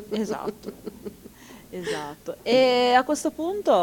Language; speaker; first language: Italian; native; Italian